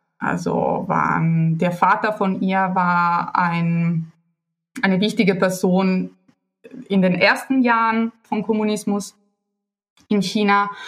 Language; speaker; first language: German; non-native, fluent; Italian